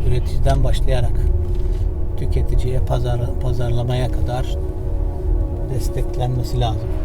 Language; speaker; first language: Turkish; native; Turkish